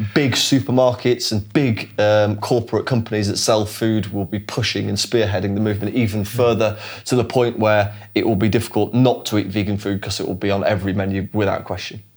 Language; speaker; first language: English; native; English